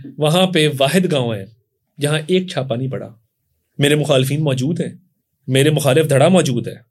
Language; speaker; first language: Urdu; non-native, local second language; Punjabi